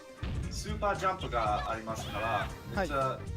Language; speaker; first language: Japanese; non-native, learner; English